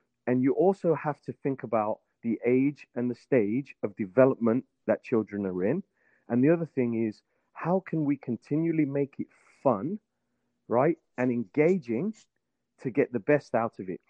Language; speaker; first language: English; native; English